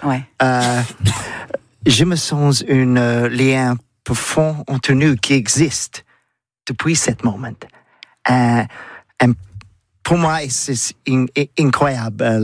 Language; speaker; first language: French; non-native, learner; English